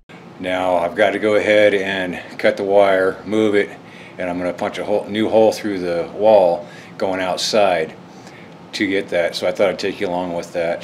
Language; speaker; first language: English; native; English